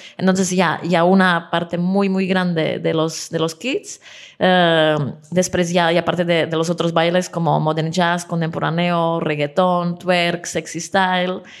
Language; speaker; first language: Spanish; non-native, fluent; Czech